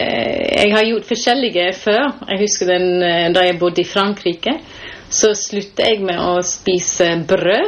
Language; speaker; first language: Norwegian; non-native, fluent; English